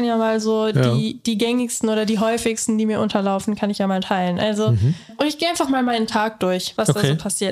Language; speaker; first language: German; native; German